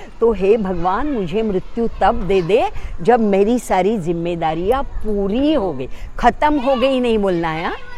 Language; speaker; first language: Hindi; non-native, local second language; Marathi